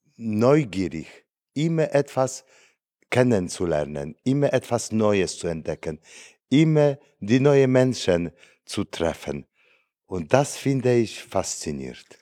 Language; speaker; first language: German; non-native, fluent; Polish